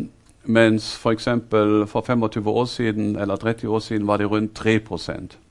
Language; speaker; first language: Norwegian; non-native, fluent; German